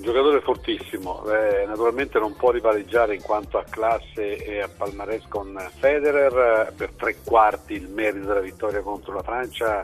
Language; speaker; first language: Italian; native; Italian